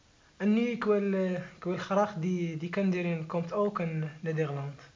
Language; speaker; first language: Dutch; non-native, learner; Arabic